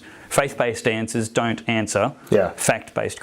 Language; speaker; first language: English; native; English